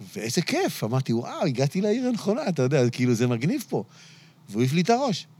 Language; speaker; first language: Hebrew; early bilingual, other home language; Arabic